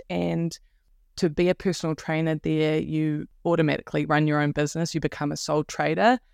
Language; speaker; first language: English; native; English